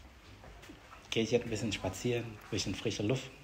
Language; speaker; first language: German; non-native, fluent; Vietnamese